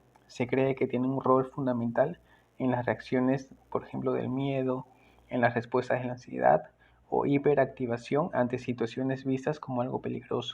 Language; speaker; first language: Spanish; native; Spanish